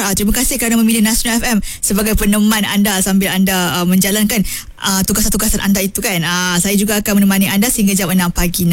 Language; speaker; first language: Malay; native; Malay